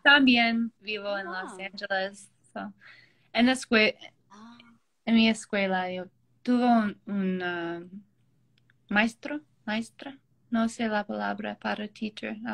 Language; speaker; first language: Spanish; non-native, learner; English